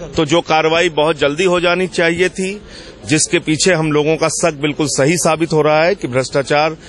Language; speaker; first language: Hindi; native; Hindi